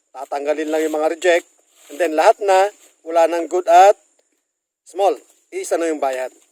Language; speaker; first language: Filipino; native; Filipino